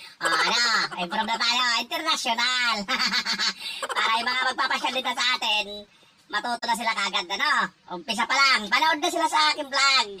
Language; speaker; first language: Filipino; non-native, local second language; Iloko